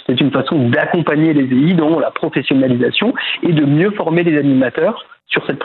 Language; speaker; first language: French; native; French